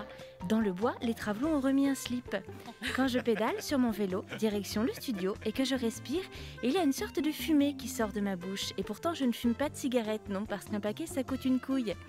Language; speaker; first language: French; native; French